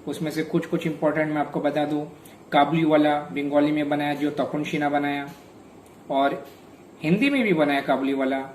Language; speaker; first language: Hindi; non-native, local second language; Bangla